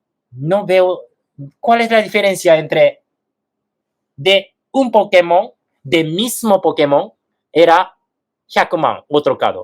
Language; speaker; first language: Spanish; non-native, fluent; Japanese